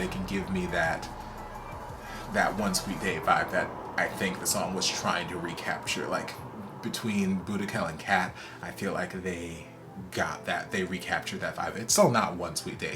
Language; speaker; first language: English; native; English